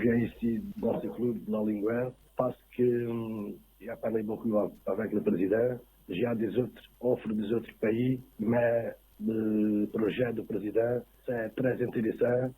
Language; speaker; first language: French; non-native, learner; Portuguese